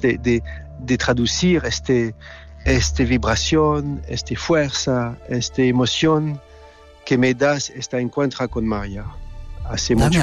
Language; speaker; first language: Spanish; non-native, learner; French